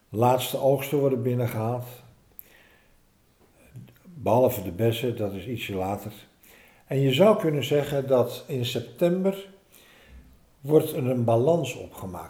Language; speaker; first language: Dutch; native; Dutch